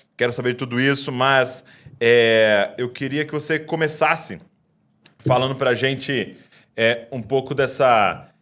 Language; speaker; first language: Portuguese; native; Portuguese